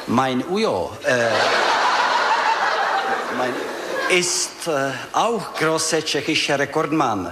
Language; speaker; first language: German; non-native, learner; Czech